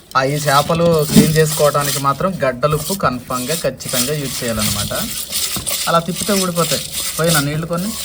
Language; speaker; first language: Telugu; non-native, local second language; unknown